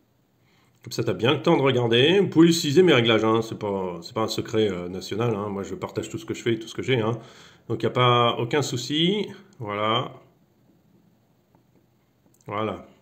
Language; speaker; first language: French; native; French